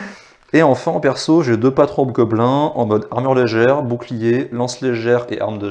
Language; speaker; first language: French; native; French